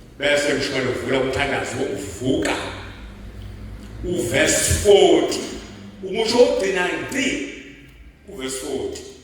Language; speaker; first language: Zulu; native; Zulu